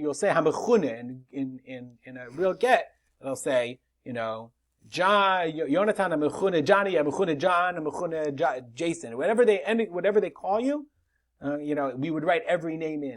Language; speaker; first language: English; native; English